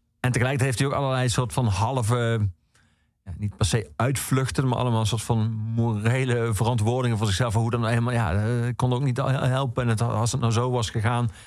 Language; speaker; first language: Dutch; native; Dutch